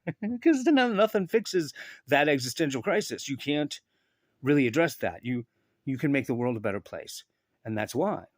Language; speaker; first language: English; native; English